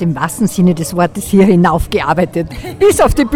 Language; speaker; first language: German; native; German